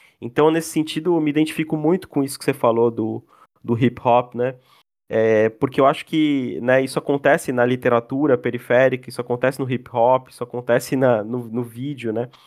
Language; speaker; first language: Portuguese; native; Portuguese